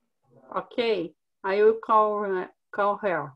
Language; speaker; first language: English; non-native, learner; Portuguese